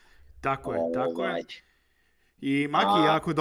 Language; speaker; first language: Croatian; native; Croatian